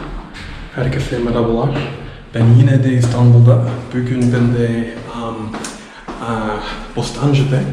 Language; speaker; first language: Turkish; non-native, learner; English